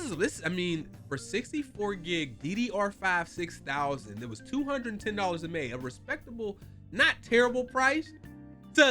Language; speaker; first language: English; native; English